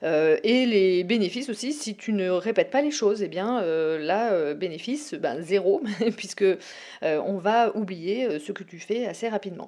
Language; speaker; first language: French; native; French